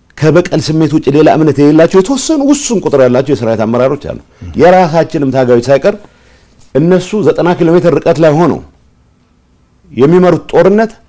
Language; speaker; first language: Amharic; non-native, local second language; Tigrinya